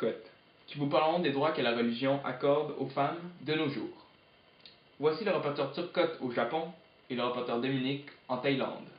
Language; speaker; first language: French; native; French